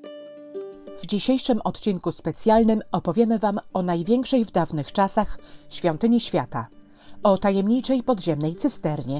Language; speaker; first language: Polish; native; Polish